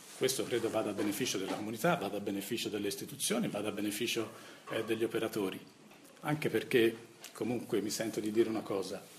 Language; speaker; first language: Italian; native; Italian